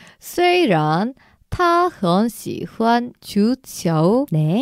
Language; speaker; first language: Chinese; non-native, learner; Korean